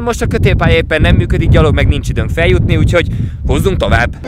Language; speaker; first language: Hungarian; native; Hungarian